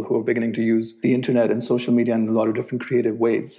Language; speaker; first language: English; non-native, local second language; Urdu